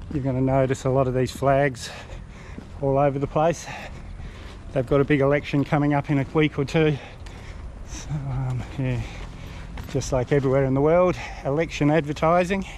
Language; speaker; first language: English; native; English